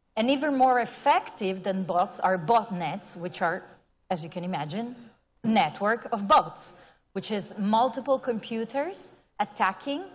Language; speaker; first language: English; non-native, fluent; Italian